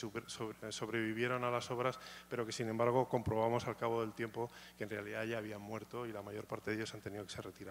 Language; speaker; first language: Spanish; native; Spanish